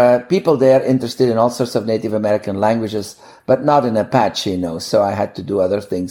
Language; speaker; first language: English; non-native, fluent; Dutch